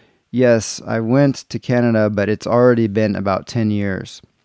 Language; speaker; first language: English; native; English